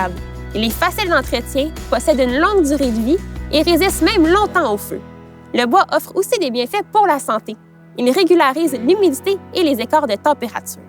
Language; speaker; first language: French; native; French